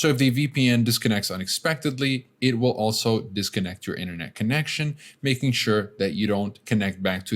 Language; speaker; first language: English; native; English